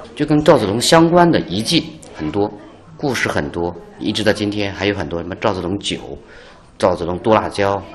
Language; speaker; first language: Chinese; native; Chinese